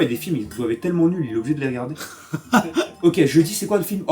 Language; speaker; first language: French; native; French